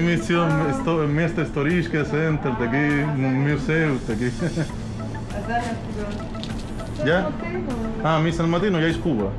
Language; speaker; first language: Russian; non-native, learner; Spanish